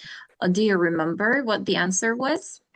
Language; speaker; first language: English; non-native, fluent; Russian